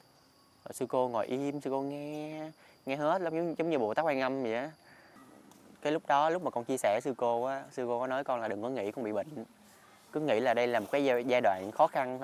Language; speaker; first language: Vietnamese; native; Vietnamese